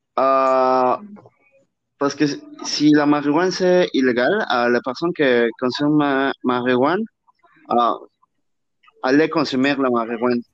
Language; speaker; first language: French; non-native, learner; Spanish